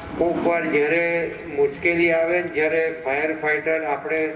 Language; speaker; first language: Gujarati; native; Gujarati